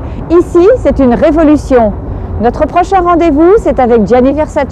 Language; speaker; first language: French; native; French